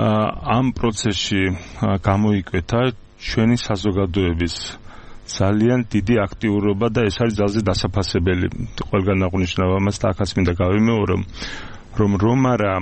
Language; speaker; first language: Georgian; native; Georgian